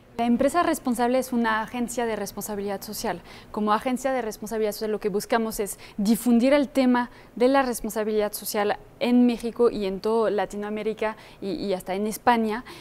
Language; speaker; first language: Spanish; non-native, fluent; French